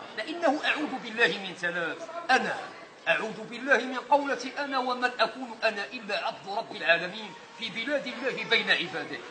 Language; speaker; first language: Arabic; native; Arabic